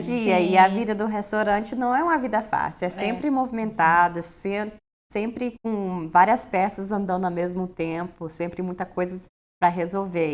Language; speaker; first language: Portuguese; early bilingual, heritage; Portuguese